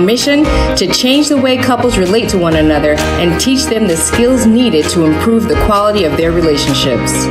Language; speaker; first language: English; native; English